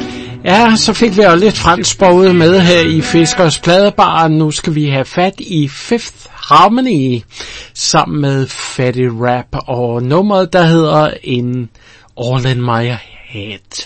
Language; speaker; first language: Danish; native; Danish